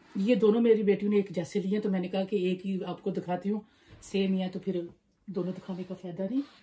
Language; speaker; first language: Urdu; non-native, local second language; Punjabi